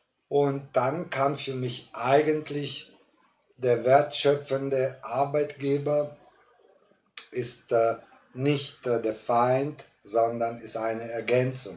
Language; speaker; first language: German; non-native, fluent; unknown